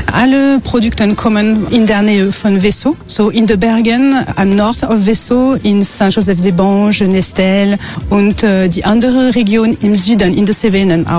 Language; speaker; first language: German; non-native, learner; French